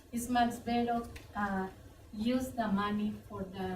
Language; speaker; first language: English; non-native, learner; Spanish